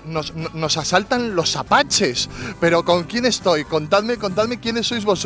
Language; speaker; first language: Spanish; native; Spanish